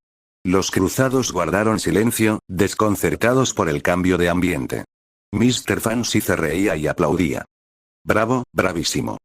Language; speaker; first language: Spanish; native; Spanish